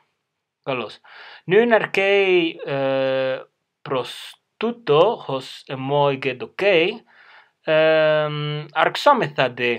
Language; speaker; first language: Greek; non-native, fluent; Spanish